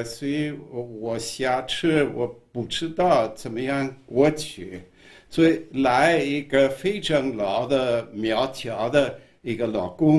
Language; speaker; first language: Chinese; non-native, fluent; German